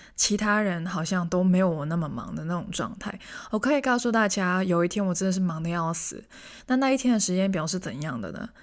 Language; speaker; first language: Chinese; non-native, local second language; Cantonese